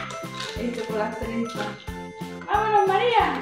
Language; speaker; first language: Spanish; native; Spanish